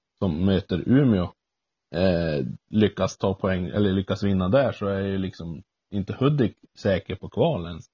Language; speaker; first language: Swedish; native; Swedish